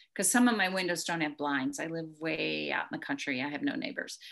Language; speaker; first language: English; native; English